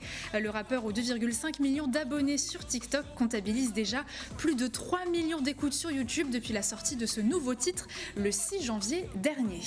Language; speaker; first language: French; native; French